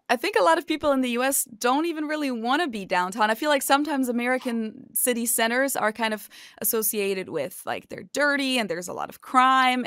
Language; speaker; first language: English; non-native, fluent; German